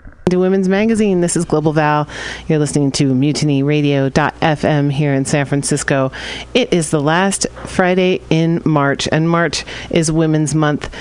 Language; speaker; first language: English; native; English